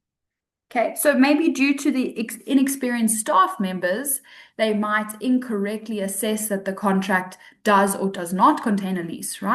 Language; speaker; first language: English; native; English